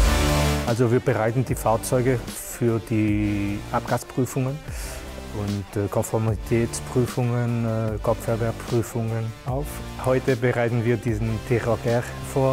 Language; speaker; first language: German; non-native, fluent; Portuguese